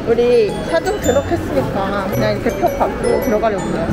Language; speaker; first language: Korean; non-native, fluent; Chinese